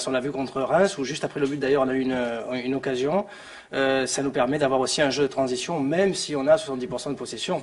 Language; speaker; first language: French; native; French